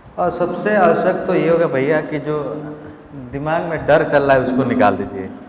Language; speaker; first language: Hindi; native; Hindi